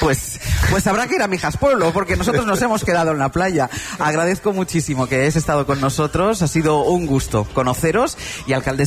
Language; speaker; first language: Spanish; native; Spanish